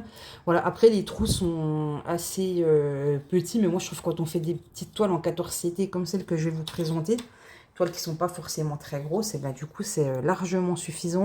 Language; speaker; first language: French; native; French